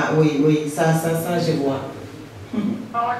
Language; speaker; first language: French; non-native, local second language; Wolof